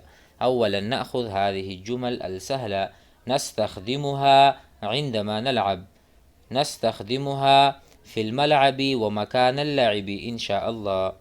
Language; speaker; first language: Arabic; non-native, fluent; Urdu